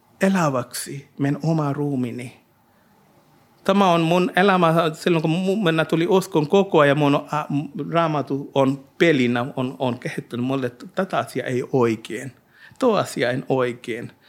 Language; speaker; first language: Finnish; non-native, learner; Hindi